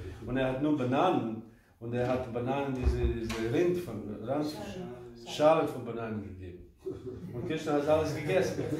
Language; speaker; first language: German; non-native, fluent; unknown